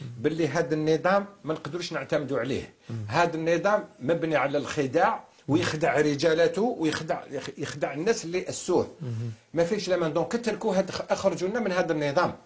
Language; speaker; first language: Arabic; native; Arabic